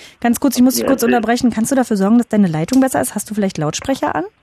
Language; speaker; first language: German; native; German